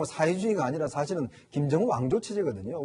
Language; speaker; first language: Korean; native; Korean